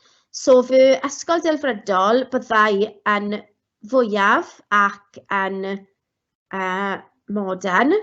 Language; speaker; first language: Welsh; non-native, local second language; English